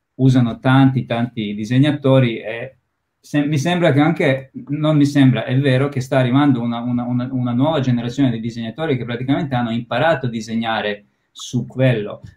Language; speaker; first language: Italian; non-native, fluent; Croatian